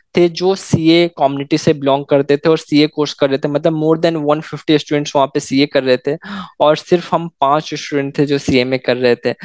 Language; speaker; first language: Hindi; native; Hindi